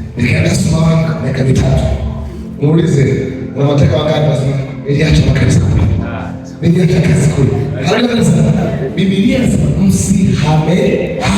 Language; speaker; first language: Swahili; non-native, local second language; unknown